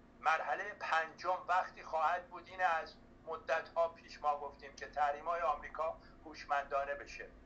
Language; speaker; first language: Persian; native; Persian